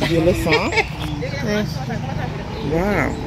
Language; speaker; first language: French; non-native, learner; English